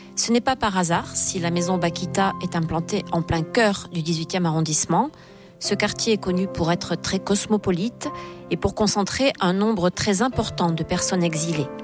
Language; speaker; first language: French; native; French